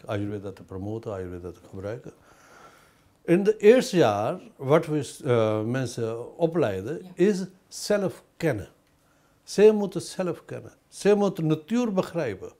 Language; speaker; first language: Dutch; non-native, fluent; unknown